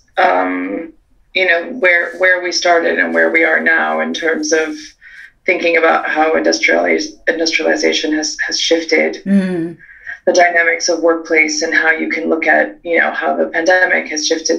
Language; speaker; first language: English; native; English